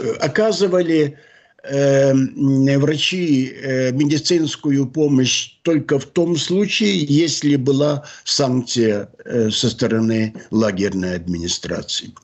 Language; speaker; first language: Russian; non-native, local second language; Ukrainian